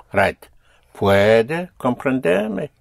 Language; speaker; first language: Spanish; non-native, fluent; English